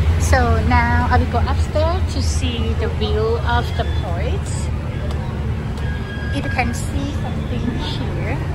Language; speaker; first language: English; non-native, learner; Thai